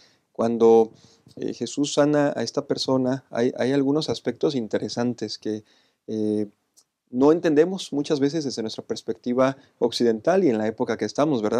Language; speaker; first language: Spanish; native; Spanish